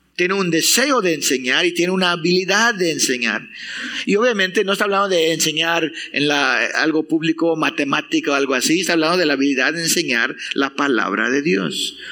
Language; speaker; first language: Spanish; non-native, fluent; English